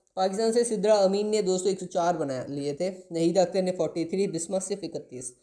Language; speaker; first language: Hindi; non-native, local second language; Bangla